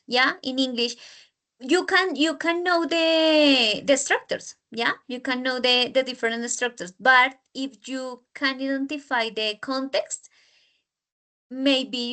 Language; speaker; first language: English; non-native, learner; Spanish